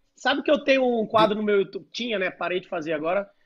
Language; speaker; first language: Portuguese; native; Portuguese